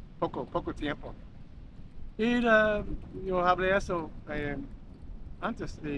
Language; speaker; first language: Spanish; non-native, learner; English